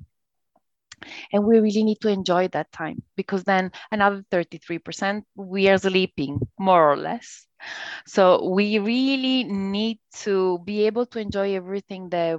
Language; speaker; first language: English; non-native, fluent; Italian